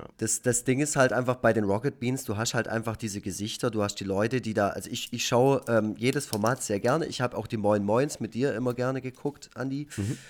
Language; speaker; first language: German; native; German